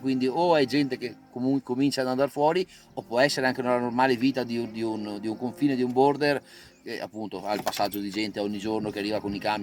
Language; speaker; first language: Italian; native; Italian